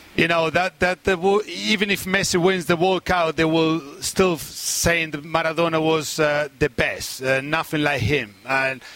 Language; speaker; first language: English; non-native, fluent; Spanish